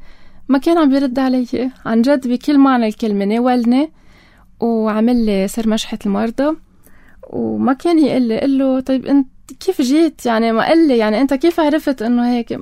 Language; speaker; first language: Arabic; native; Arabic